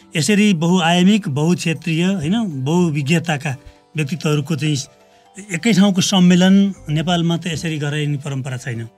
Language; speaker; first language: Nepali; native; Nepali